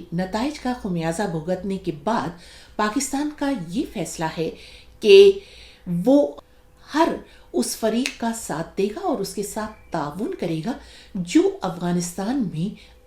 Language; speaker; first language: Urdu; native; Urdu